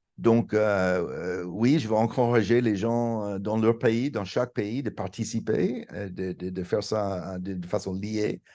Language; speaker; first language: French; non-native, fluent; English